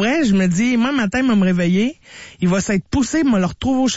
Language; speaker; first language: French; native; French